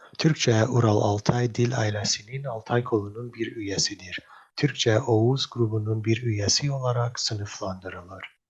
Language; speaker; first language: Turkish; non-native, learner; English